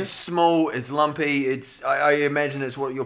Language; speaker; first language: English; native; English